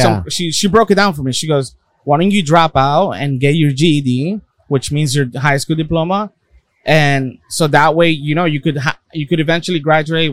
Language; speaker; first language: English; early bilingual, other home language; Spanish